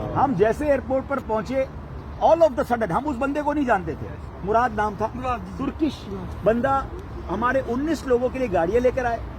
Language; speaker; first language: Urdu; native; Urdu